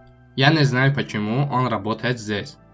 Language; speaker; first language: Russian; non-native, local second language; Tajik